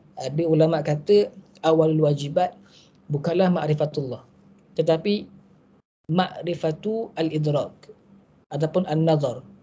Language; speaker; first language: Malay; native; Malay